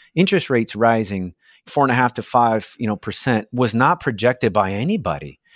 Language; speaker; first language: English; non-native, fluent; Portuguese